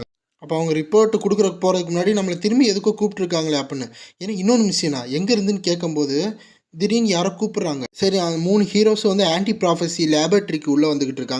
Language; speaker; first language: Tamil; native; Tamil